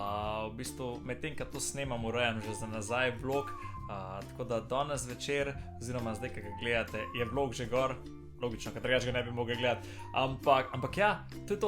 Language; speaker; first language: Slovenian; native; Slovenian